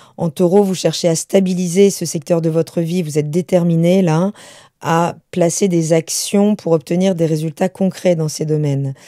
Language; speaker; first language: French; native; French